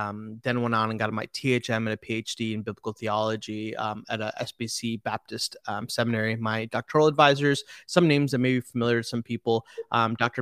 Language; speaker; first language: English; early bilingual, other home language; Telugu